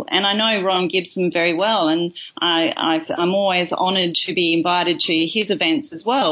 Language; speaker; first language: English; native; English